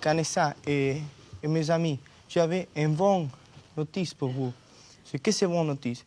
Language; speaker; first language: French; non-native, learner; Spanish